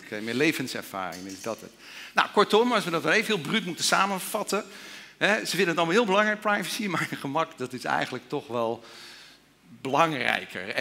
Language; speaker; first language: Dutch; native; Dutch